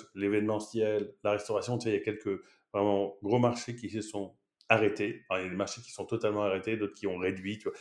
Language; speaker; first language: French; native; French